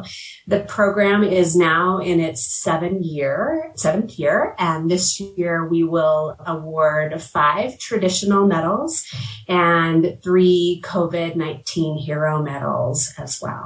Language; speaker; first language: English; native; English